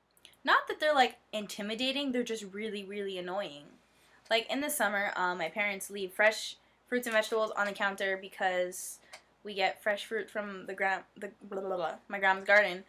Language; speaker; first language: English; native; English